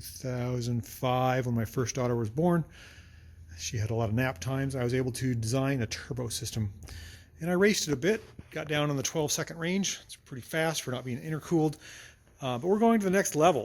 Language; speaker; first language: English; native; English